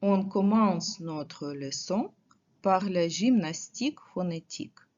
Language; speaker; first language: French; non-native, fluent; Russian